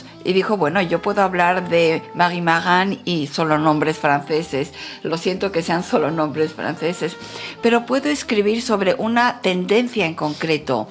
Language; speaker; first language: Spanish; non-native, fluent; French